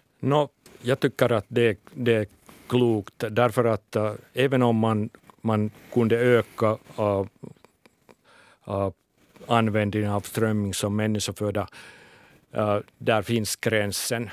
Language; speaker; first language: Swedish; non-native, local second language; Finnish